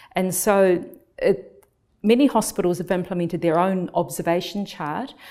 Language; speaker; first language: English; native; English